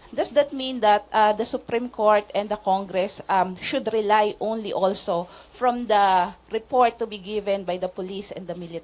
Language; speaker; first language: English; non-native, local second language; Filipino